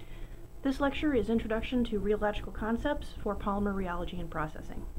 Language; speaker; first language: English; native; English